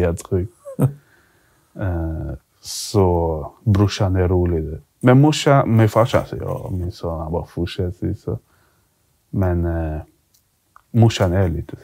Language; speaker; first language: Swedish; early bilingual, other home language; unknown